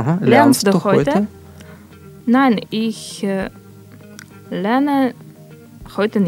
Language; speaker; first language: German; non-native, learner; Russian